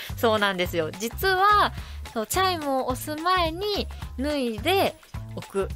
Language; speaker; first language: Japanese; native; Japanese